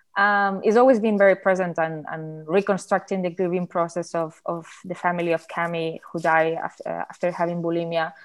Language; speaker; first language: English; non-native, fluent; Spanish